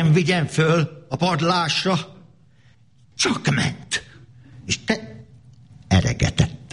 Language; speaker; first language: Hungarian; native; Hungarian